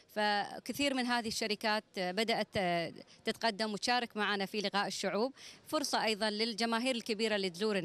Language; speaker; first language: Arabic; native; Arabic